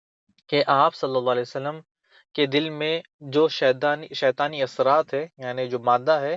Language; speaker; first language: Urdu; native; Urdu